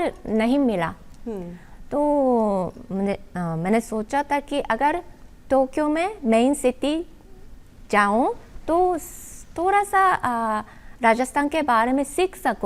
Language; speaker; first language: Hindi; non-native, learner; Japanese